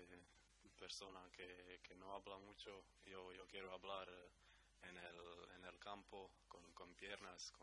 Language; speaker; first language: Spanish; non-native, learner; Croatian